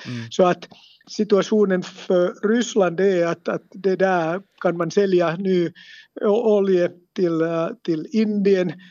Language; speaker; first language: Swedish; non-native, local second language; Finnish